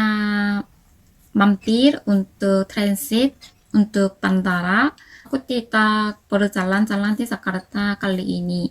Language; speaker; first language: Indonesian; non-native, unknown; Korean